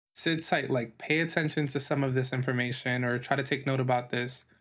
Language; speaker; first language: English; native; English